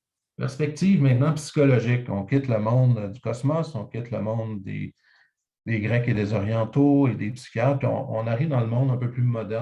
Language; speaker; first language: French; native; French